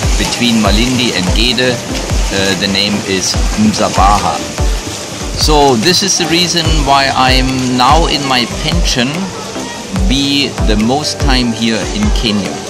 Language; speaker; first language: English; non-native, fluent; German